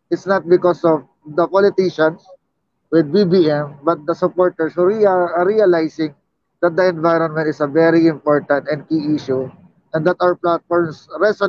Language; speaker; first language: English; non-native, local second language; Filipino